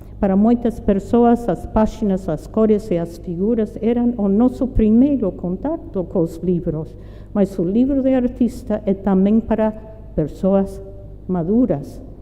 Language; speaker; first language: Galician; non-native, fluent; English